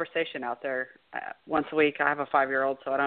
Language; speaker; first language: English; native; English